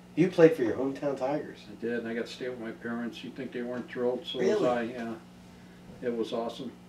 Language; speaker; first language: English; native; English